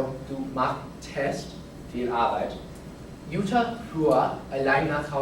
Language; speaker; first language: German; non-native, fluent; English